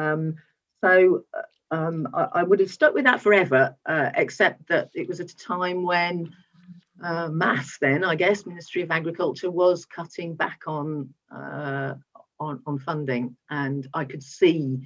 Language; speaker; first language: English; native; English